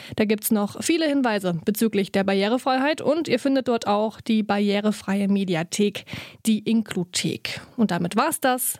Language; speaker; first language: German; native; German